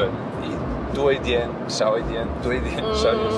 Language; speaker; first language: Chinese; non-native, learner; Serbian